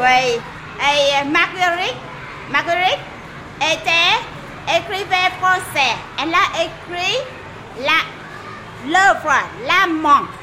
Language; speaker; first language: French; non-native, fluent; Vietnamese